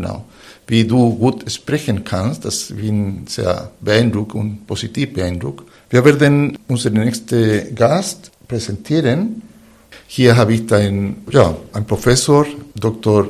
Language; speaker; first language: German; non-native, fluent; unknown